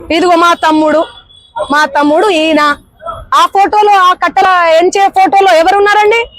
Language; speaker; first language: Telugu; non-native, local second language; Lambadi